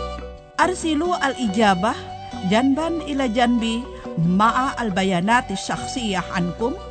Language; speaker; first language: Arabic; non-native, fluent; Indonesian